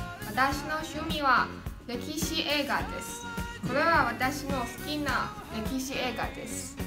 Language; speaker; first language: Japanese; non-native, learner; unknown